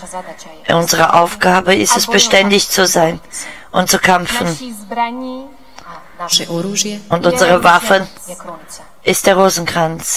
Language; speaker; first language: German; non-native, fluent; Czech